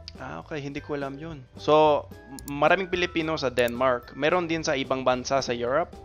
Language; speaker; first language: Filipino; non-native, fluent; English